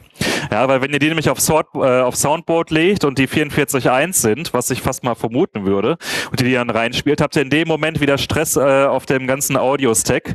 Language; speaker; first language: German; native; German